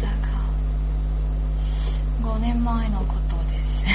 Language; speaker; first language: Japanese; non-native, learner; Chinese